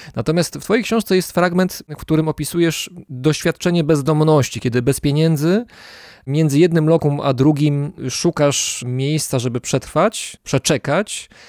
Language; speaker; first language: Polish; native; Polish